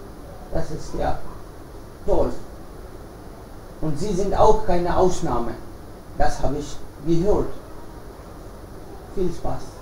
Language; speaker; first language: German; non-native, fluent; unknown